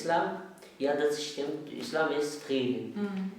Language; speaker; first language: German; non-native, learner; Arabic